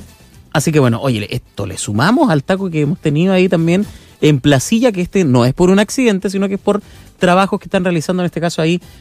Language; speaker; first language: Spanish; native; Spanish